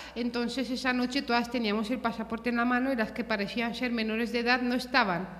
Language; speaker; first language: Spanish; early bilingual, other home language; Romanian